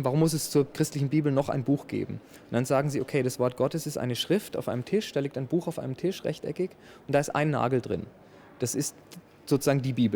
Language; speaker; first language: German; native; German